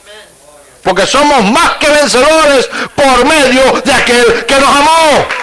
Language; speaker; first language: Spanish; native; Spanish